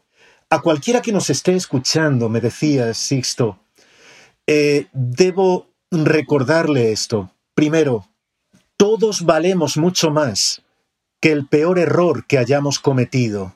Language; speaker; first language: Spanish; native; Spanish